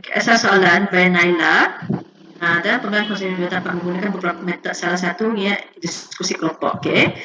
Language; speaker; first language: Malay; native; Malay